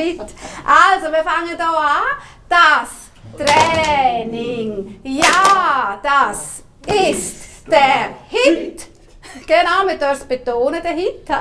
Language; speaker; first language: German; native; German